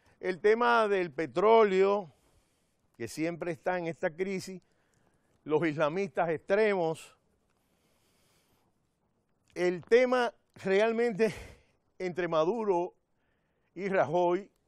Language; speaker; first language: Spanish; native; Spanish